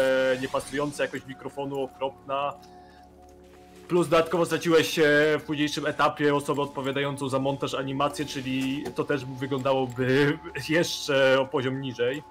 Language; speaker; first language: Polish; native; Polish